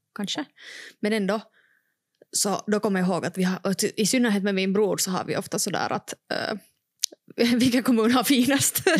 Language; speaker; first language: Swedish; native; Swedish